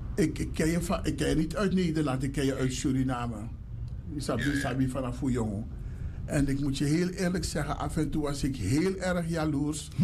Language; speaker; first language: Dutch; native; Dutch